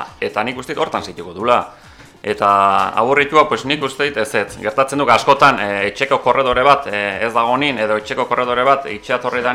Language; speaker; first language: Basque; native; Basque